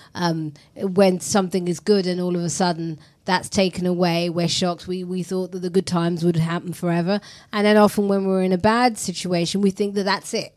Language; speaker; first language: English; native; English